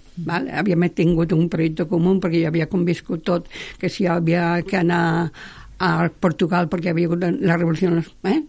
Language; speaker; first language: Catalan; non-native, local second language; Spanish